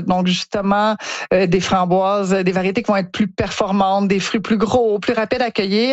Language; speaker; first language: French; native; French